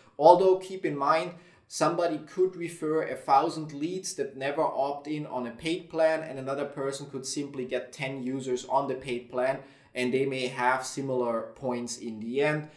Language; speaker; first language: English; non-native, fluent; German